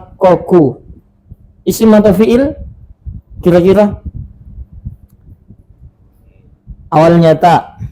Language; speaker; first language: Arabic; non-native, fluent; Indonesian